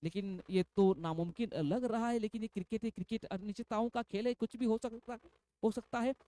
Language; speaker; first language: Hindi; non-native, local second language; Marathi